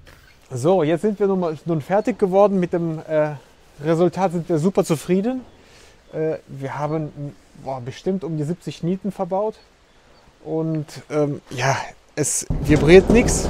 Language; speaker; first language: German; native; German